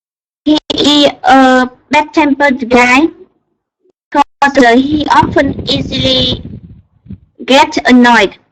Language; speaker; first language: English; non-native, learner; Vietnamese